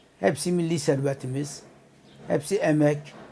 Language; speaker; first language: Turkish; non-native, local second language; Kurdish